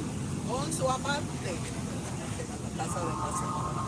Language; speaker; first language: Spanish; native; Spanish